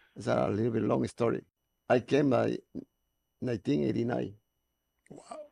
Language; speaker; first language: English; non-native, learner; Spanish